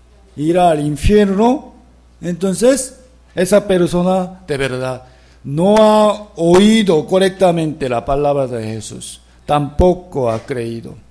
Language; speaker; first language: Spanish; non-native, fluent; Korean